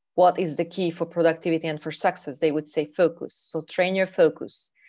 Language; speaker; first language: English; non-native, fluent; Hungarian